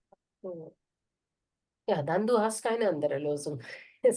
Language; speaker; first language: German; non-native, fluent; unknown